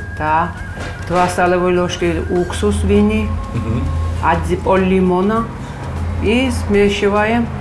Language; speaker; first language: Russian; non-native, local second language; Georgian